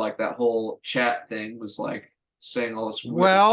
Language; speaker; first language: English; native; English